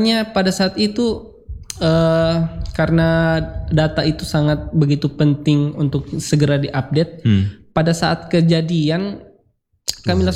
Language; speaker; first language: Indonesian; native; Indonesian